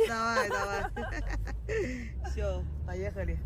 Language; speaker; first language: Russian; non-native, learner; Chinese